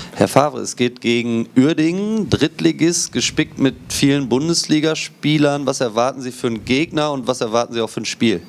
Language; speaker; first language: German; native; German